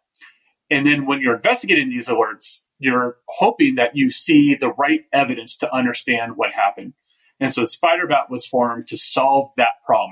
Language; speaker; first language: English; native; English